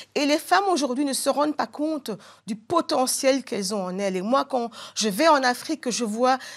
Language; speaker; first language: French; non-native, local second language; Bambara